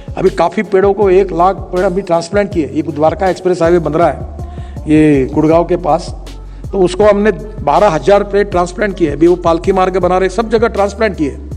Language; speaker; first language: Hindi; non-native, local second language; Marathi